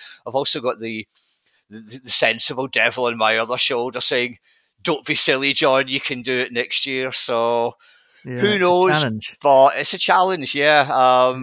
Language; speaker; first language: English; native; English